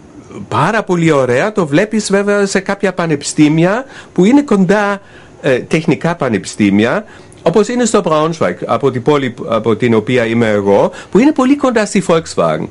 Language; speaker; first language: Greek; non-native, fluent; German